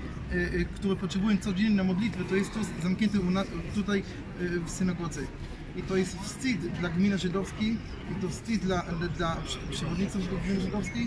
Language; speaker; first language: Polish; non-native, learner; Hebrew